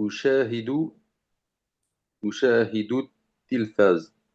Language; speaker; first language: Arabic; non-native, learner; French